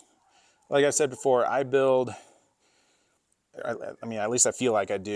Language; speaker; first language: English; native; English